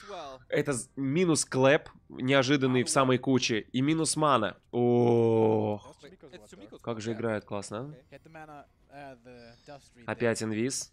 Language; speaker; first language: Russian; native; Russian